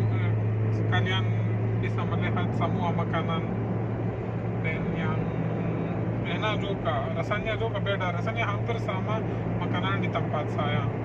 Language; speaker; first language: Indonesian; non-native, learner; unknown